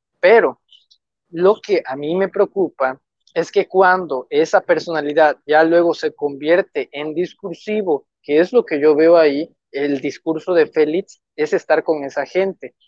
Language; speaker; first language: Spanish; native; Spanish